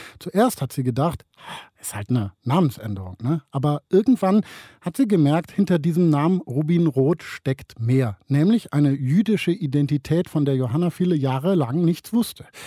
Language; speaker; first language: German; native; German